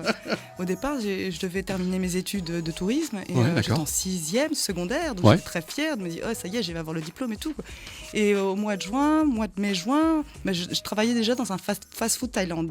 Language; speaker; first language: French; early bilingual, other home language; Khmer